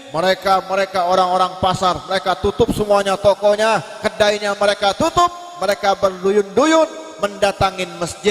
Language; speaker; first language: Indonesian; native; Indonesian